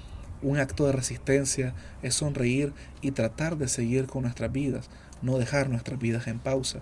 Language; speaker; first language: Spanish; native; Spanish